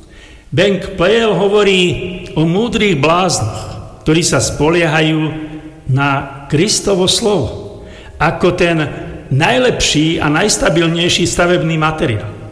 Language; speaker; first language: Slovak; native; Slovak